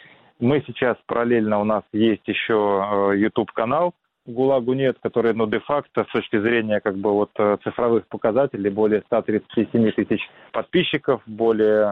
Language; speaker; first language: Russian; native; Russian